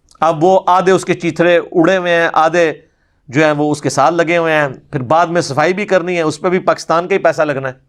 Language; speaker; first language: Urdu; non-native, local second language; Punjabi